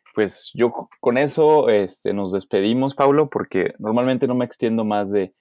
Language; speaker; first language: Spanish; native; Spanish